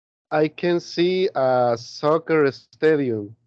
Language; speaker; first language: English; non-native, learner; Spanish